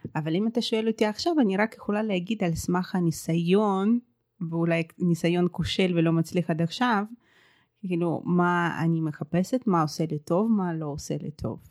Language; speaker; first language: Hebrew; early bilingual, other home language; Russian